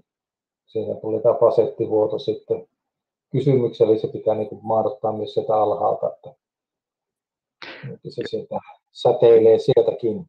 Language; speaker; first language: Finnish; native; Finnish